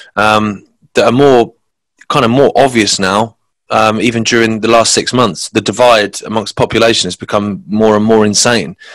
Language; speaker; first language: English; native; English